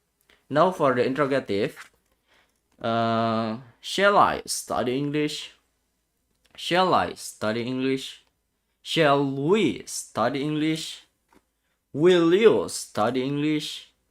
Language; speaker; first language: English; non-native, learner; Indonesian